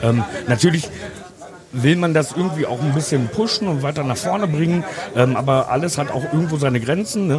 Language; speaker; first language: German; native; German